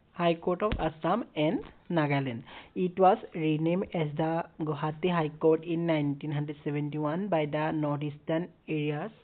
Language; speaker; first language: English; non-native, local second language; Assamese